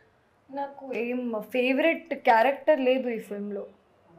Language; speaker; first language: Telugu; non-native, learner; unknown